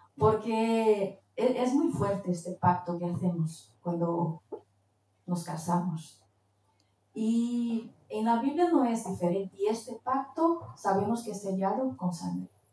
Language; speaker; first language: Spanish; non-native, fluent; Portuguese